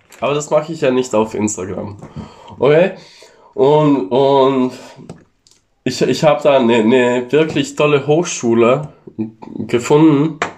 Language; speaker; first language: German; non-native, local second language; Ladin